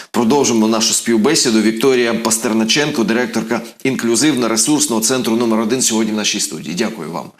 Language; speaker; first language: Ukrainian; native; Ukrainian